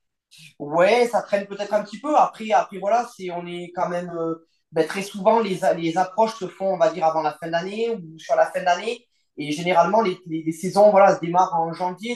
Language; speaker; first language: French; native; French